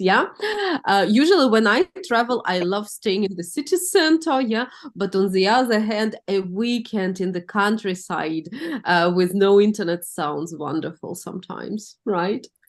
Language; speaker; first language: English; non-native, fluent; Russian